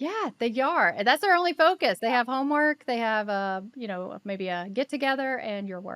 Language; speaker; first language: English; native; English